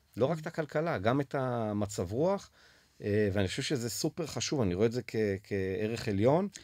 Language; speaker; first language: Hebrew; native; Hebrew